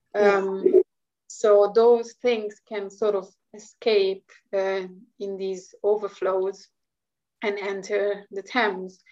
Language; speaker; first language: English; non-native, fluent; Hungarian